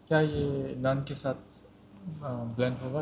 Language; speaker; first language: Hindi; non-native, learner; Nepali